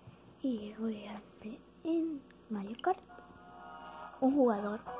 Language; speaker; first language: Spanish; early bilingual, heritage; Spanish